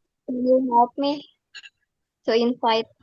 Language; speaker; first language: English; non-native, fluent; Indonesian